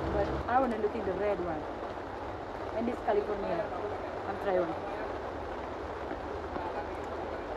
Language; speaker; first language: English; non-native, learner; Indonesian